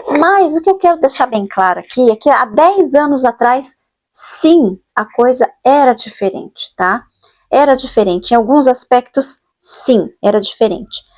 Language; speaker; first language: Portuguese; native; Portuguese